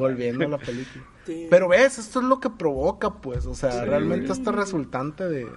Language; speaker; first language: Spanish; native; Spanish